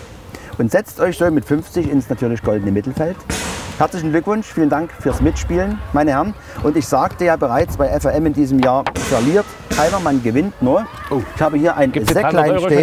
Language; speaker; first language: German; native; German